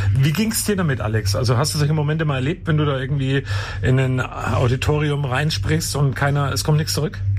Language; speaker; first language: German; native; German